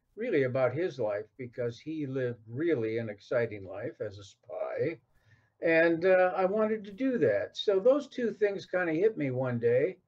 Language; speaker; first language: English; native; English